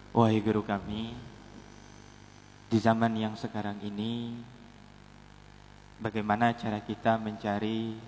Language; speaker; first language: Indonesian; native; Indonesian